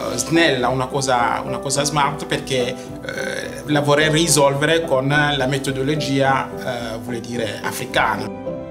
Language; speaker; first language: Italian; non-native, fluent; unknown